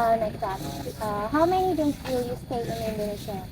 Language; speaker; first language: English; non-native, learner; Indonesian